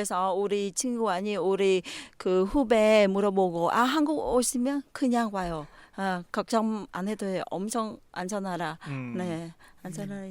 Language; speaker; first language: Korean; non-native, learner; Vietnamese